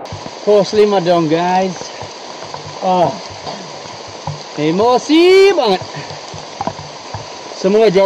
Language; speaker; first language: Indonesian; non-native, fluent; English